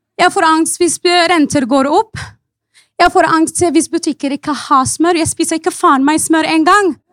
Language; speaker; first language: Norwegian; non-native, fluent; Arabic